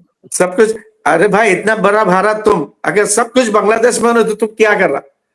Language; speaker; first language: Hindi; non-native, learner; Bangla